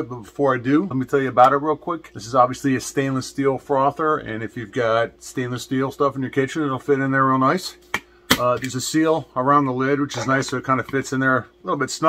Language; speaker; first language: English; native; English